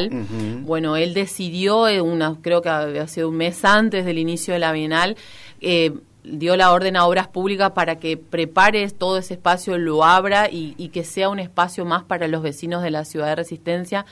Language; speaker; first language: Spanish; native; Spanish